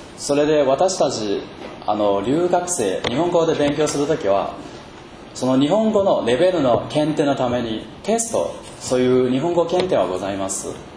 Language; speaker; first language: Japanese; non-native, fluent; Chinese